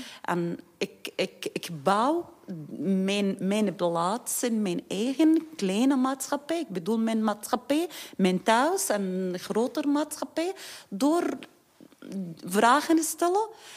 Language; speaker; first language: Dutch; non-native, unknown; Arabic